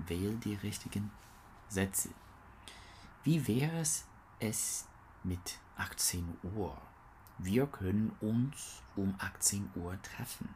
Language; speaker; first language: German; non-native, learner; English